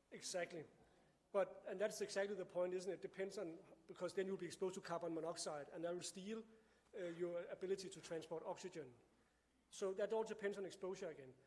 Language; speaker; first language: English; non-native, fluent; Danish